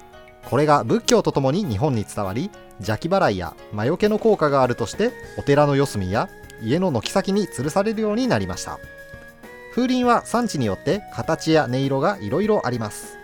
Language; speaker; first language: Japanese; native; Japanese